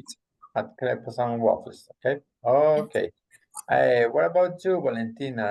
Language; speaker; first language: English; non-native, fluent; Spanish